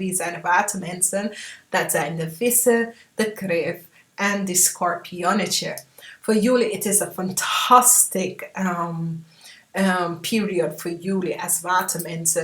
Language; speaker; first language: Dutch; non-native, fluent; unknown